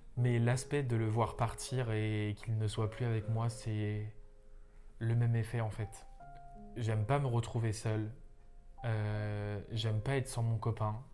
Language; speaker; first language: French; native; French